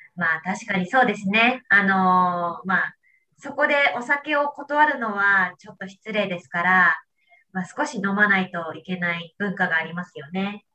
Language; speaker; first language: Japanese; native; Japanese